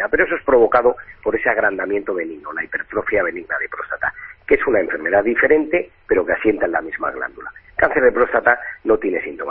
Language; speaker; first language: Spanish; native; Spanish